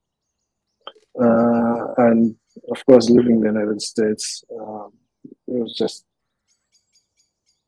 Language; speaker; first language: English; non-native, local second language; Nyanja